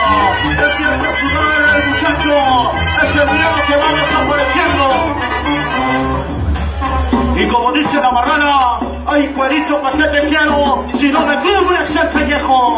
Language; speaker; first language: Spanish; native; Spanish